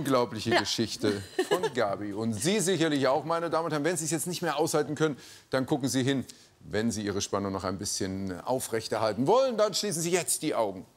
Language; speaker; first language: German; native; German